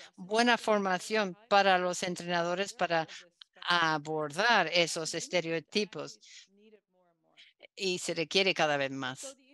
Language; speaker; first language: Spanish; non-native, learner; Dutch